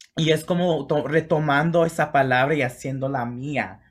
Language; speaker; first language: Spanish; early bilingual, heritage; Spanish